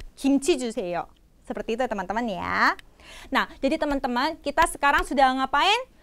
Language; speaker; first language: Indonesian; non-native, fluent; Korean